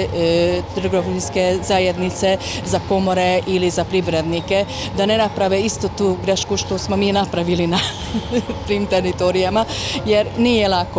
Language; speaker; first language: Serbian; non-native, fluent; Hungarian